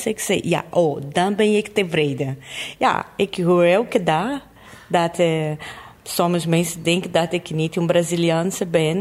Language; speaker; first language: Dutch; non-native, learner; Portuguese